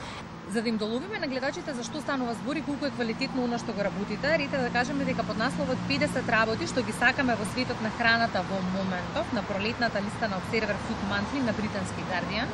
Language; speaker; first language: Macedonian; native; Macedonian